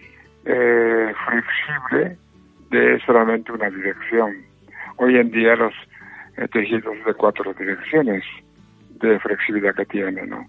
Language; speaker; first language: Spanish; non-native, fluent; Japanese